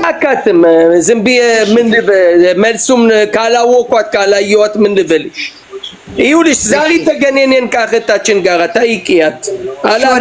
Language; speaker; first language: Amharic; non-native, fluent; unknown